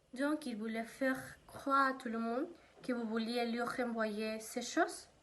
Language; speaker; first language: French; non-native, learner; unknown